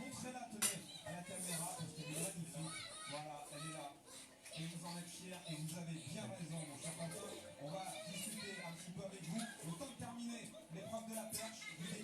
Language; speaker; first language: French; native; French